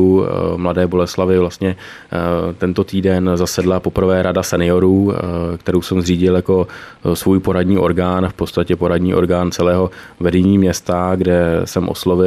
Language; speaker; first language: Czech; native; Czech